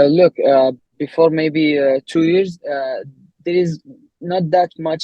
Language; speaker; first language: English; non-native, learner; Arabic